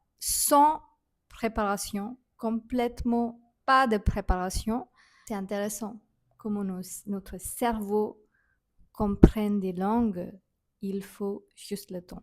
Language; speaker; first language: French; non-native, fluent; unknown